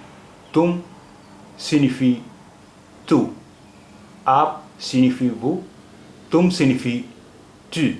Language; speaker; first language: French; non-native, fluent; Hindi